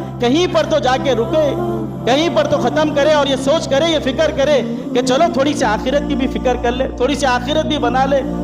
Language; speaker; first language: Urdu; native; Urdu